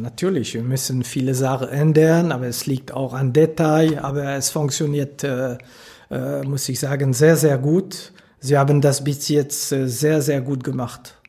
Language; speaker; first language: German; non-native, local second language; French